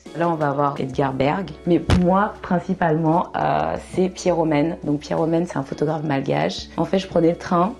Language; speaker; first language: French; early bilingual, other home language; Kinyarwanda